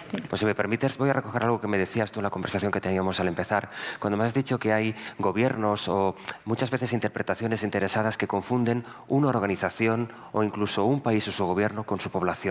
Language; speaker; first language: Spanish; native; Spanish